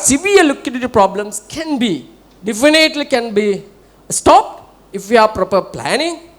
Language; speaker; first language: English; non-native, local second language; Sinhala